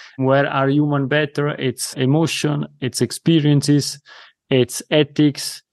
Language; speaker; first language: English; non-native, fluent; Italian